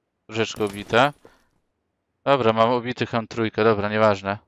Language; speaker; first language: Polish; native; Polish